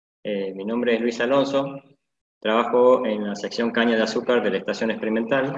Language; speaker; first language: Spanish; native; Spanish